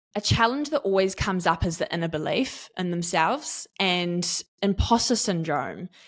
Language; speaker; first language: English; native; English